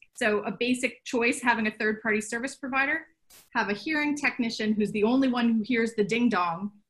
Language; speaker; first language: English; native; English